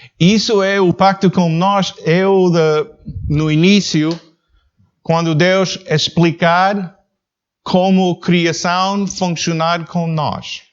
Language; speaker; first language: Portuguese; non-native, learner; English